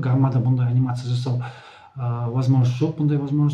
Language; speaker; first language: Russian; non-native, local second language; Kazakh